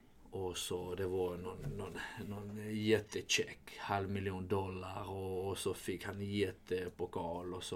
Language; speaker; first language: Swedish; non-native, fluent; Georgian